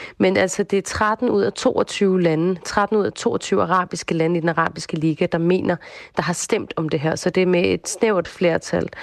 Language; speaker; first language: Danish; early bilingual, other home language; Arabic